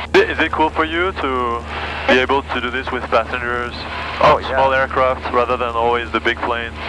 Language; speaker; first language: English; non-native, fluent; French